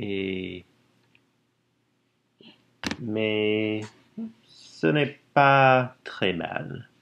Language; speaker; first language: French; non-native, learner; English